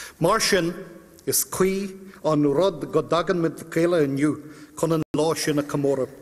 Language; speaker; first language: Irish; non-native, local second language; English